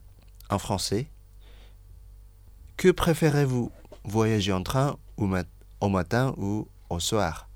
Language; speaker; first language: French; non-native, fluent; Indonesian